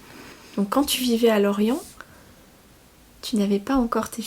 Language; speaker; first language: French; native; French